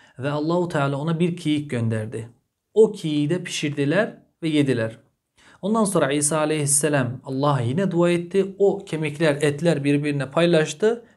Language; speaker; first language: Turkish; early bilingual, heritage; Turkish